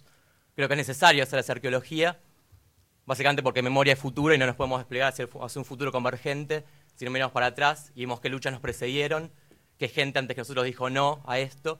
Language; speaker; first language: Spanish; native; Spanish